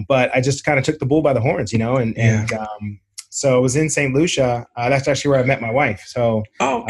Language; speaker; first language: English; native; English